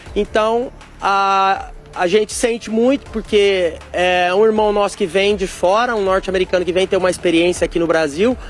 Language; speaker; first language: Portuguese; native; Portuguese